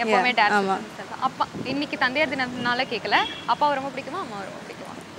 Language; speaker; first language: Tamil; native; Tamil